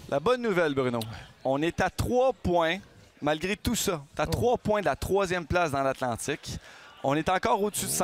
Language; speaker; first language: French; native; French